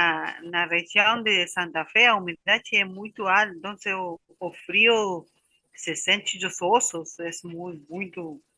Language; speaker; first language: Portuguese; non-native, learner; Spanish